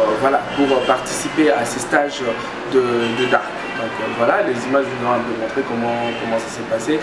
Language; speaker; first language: French; non-native, local second language; Luba-Lulua